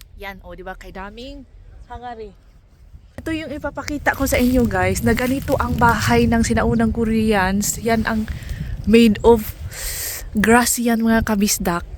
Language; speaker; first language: Filipino; non-native, local second language; Cebuano